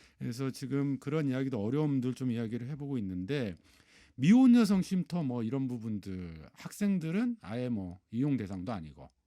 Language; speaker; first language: Korean; native; Korean